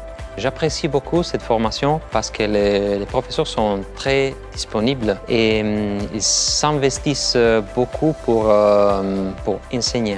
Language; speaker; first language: French; non-native, fluent; Italian